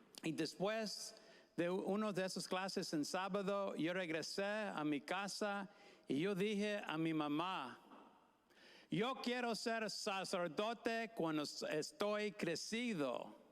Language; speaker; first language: Spanish; non-native, fluent; English